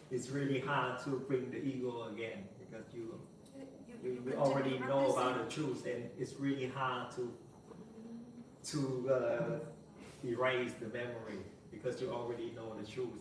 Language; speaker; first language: English; non-native, learner; Vietnamese